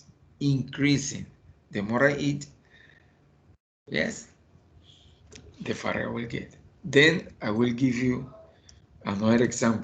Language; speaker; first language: English; non-native, fluent; Spanish